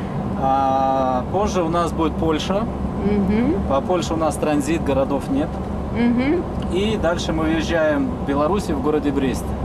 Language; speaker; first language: Russian; native; Russian